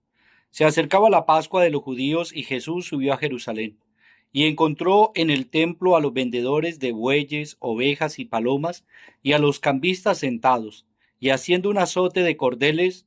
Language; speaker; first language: Spanish; native; Spanish